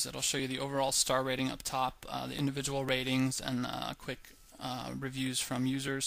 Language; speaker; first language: English; native; English